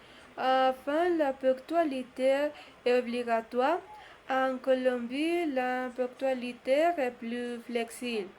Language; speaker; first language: French; non-native, learner; Spanish